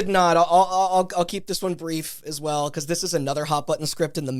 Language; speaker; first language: English; native; English